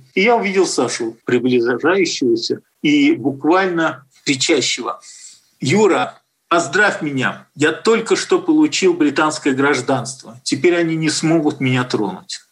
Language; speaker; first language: Russian; native; Russian